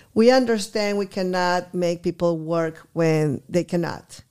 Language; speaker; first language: English; non-native, fluent; Spanish